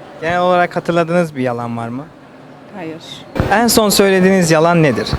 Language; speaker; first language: Turkish; native; Turkish